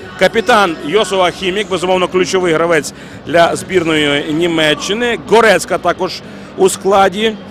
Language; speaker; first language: Ukrainian; native; Ukrainian